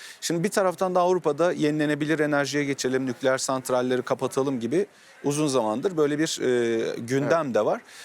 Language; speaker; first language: Turkish; native; Turkish